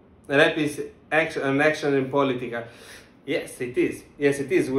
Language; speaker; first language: English; non-native, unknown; Italian